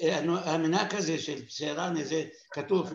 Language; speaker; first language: Hebrew; non-native, fluent; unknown